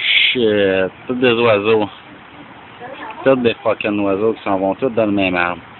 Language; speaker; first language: French; native; French